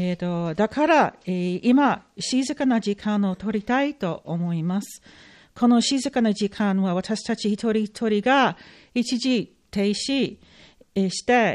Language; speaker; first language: Japanese; non-native, fluent; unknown